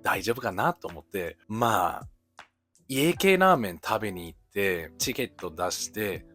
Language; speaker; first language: Japanese; non-native, fluent; English